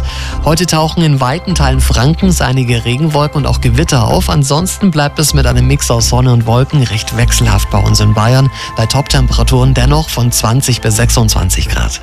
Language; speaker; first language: German; native; German